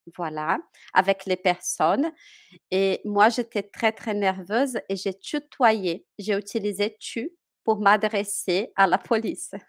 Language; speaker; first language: French; non-native, fluent; Portuguese